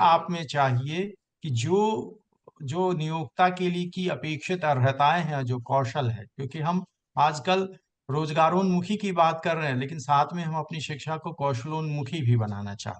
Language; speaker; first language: Hindi; native; Hindi